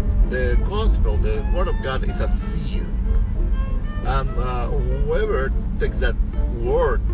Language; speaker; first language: English; non-native, fluent; Spanish